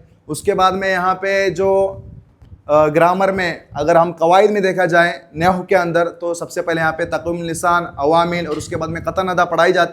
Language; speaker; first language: Hindi; native; Hindi